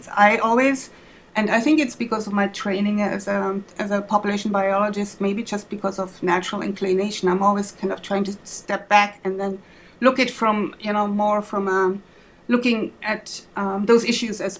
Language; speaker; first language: English; non-native, fluent; German